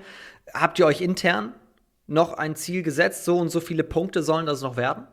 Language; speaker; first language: German; native; German